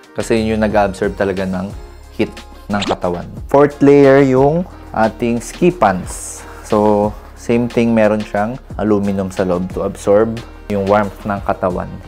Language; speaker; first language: Filipino; native; Filipino